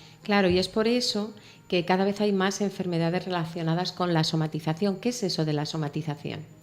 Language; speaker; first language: Spanish; native; Spanish